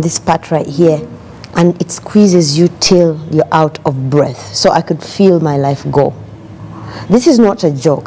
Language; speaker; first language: English; non-native, local second language; Ganda